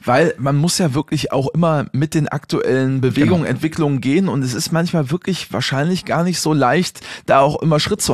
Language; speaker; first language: German; native; German